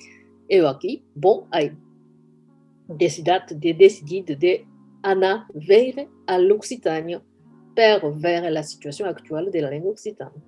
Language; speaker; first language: French; non-native, fluent; Japanese